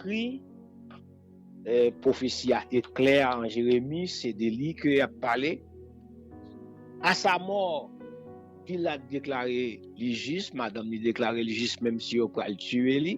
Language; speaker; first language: French; non-native, local second language; Haitian Creole